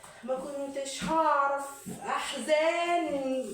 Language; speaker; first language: Arabic; native; Arabic